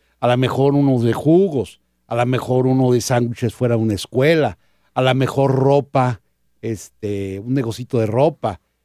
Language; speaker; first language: Spanish; native; Spanish